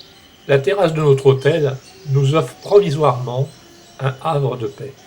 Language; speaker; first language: French; native; French